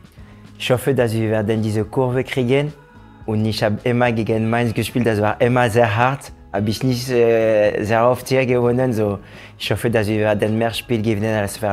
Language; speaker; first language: German; non-native, fluent; French